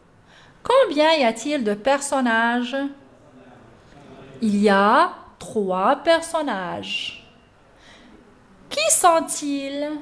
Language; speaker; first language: French; non-native, local second language; Arabic